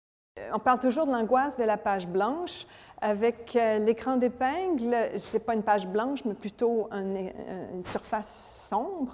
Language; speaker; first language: French; native; French